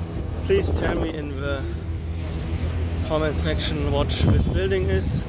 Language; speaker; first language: English; non-native, fluent; German